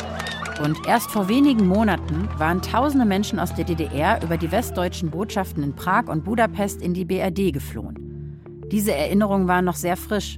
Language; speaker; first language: German; native; German